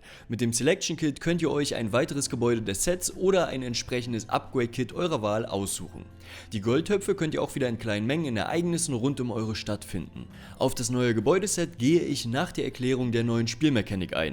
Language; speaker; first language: German; native; German